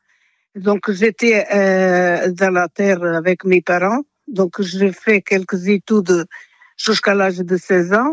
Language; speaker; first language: French; non-native, fluent; Portuguese